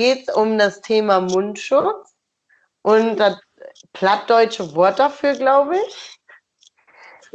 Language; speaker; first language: German; native; German